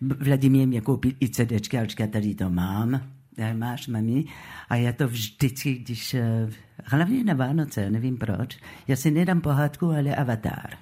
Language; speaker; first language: Czech; non-native, fluent; French